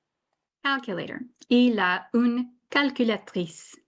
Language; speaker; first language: French; non-native, fluent; English